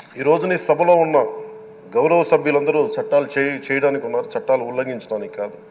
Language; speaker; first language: Telugu; native; Telugu